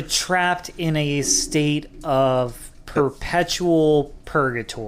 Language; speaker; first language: English; native; English